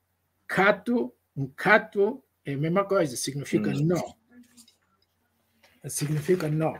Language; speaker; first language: Portuguese; non-native, local second language; Kongo